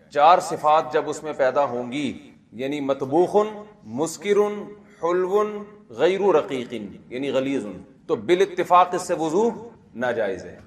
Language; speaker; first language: Urdu; native; Urdu